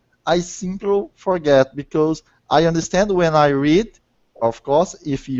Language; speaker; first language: English; non-native, learner; Portuguese